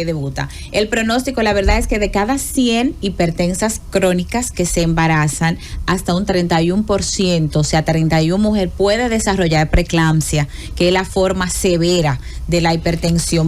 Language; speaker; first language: Spanish; native; Spanish